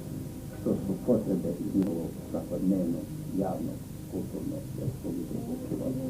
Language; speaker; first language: Bosnian; native; Bosnian